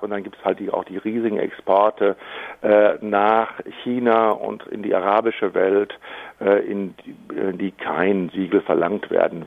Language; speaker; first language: German; native; German